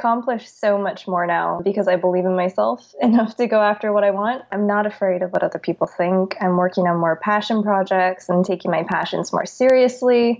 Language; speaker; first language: English; native; English